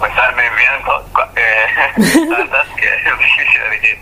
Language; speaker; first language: Spanish; non-native, fluent; Hebrew